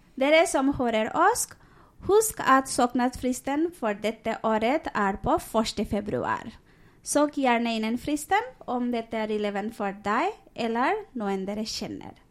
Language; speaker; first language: Norwegian; non-native, fluent; Bangla